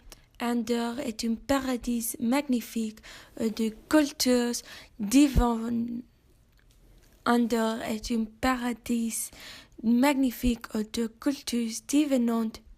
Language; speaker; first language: French; non-native, learner; English